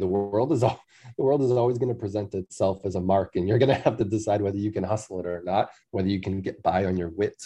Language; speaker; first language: English; native; English